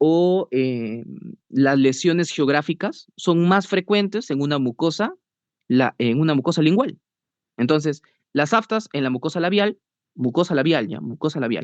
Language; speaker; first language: Spanish; native; Spanish